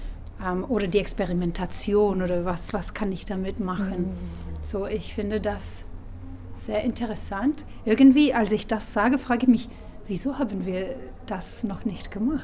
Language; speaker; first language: German; non-native, fluent; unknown